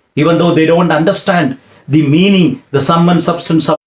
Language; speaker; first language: English; non-native, local second language; Tamil